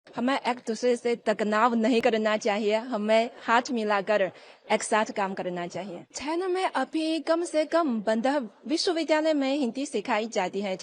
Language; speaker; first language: Hindi; non-native, fluent; Chinese